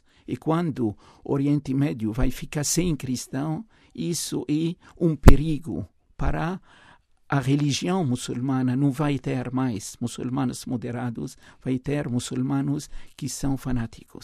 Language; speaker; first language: Portuguese; non-native, fluent; Arabic